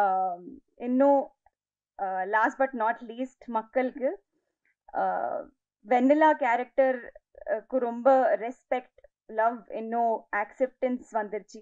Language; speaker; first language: Tamil; non-native, learner; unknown